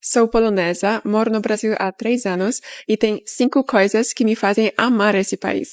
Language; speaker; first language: Portuguese; non-native, fluent; Polish